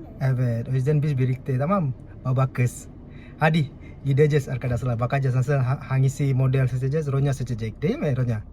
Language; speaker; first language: Turkish; non-native, learner; Indonesian